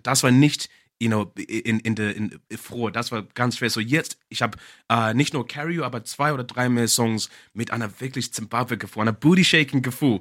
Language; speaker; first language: German; non-native, learner; English